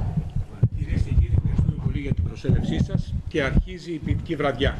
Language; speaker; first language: Greek; native; Greek